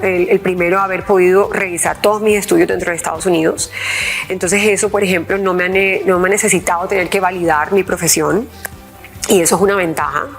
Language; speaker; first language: Spanish; early bilingual, heritage; English